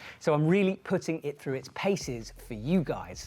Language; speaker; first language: English; native; English